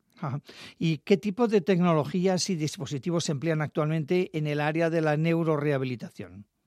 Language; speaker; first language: Spanish; native; Spanish